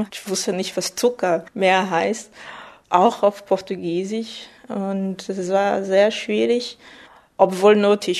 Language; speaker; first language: German; non-native, fluent; Portuguese